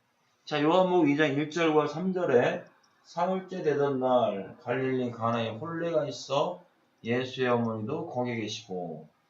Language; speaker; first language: Korean; native; Korean